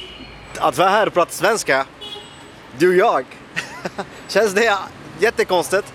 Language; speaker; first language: Swedish; non-native, fluent; Arabic